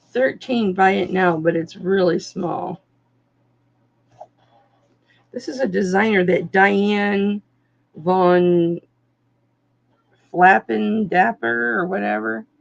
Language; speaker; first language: English; native; English